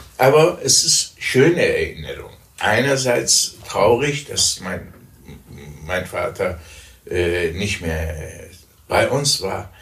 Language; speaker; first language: German; early bilingual, other home language; Persian